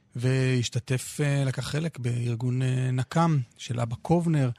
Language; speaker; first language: Hebrew; native; Hebrew